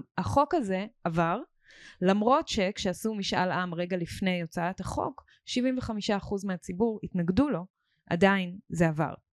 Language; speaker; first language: Hebrew; native; Hebrew